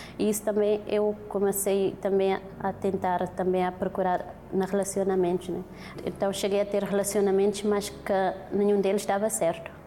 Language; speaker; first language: Portuguese; non-native, local second language; Kabuverdianu